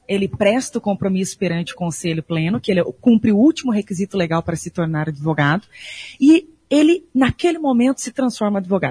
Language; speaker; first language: Portuguese; native; Portuguese